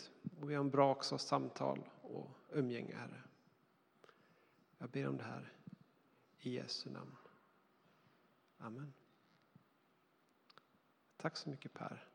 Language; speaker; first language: Swedish; native; Swedish